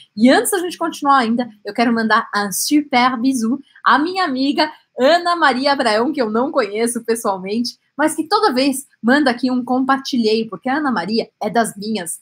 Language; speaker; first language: Portuguese; native; Portuguese